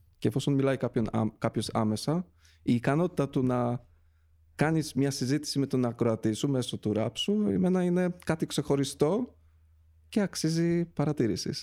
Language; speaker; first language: Greek; early bilingual, other home language; Polish